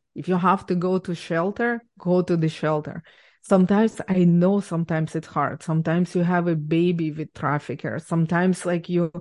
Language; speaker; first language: English; non-native, fluent; Ukrainian